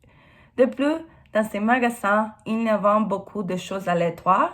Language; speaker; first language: French; non-native, learner; English